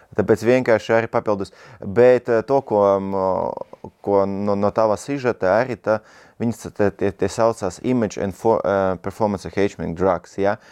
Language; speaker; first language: Latvian; non-native, local second language; Russian